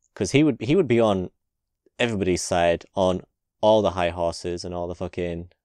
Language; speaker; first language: English; native; English